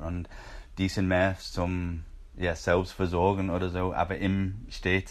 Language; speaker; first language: German; non-native, fluent; English